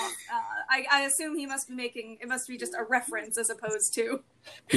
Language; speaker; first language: English; native; English